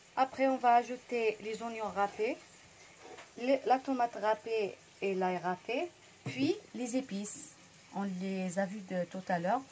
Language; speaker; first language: French; non-native, local second language; Arabic